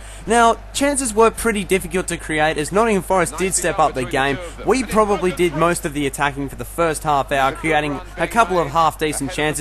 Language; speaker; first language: English; native; English